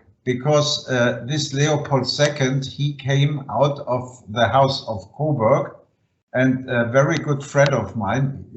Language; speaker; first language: English; non-native, fluent; German